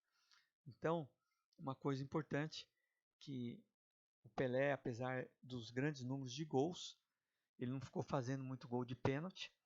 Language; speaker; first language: Portuguese; native; Portuguese